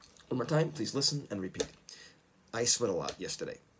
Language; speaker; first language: English; native; English